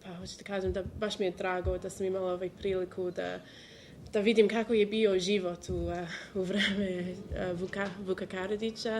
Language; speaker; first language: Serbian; non-native, learner; English